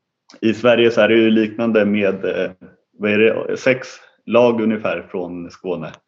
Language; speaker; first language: Swedish; native; Swedish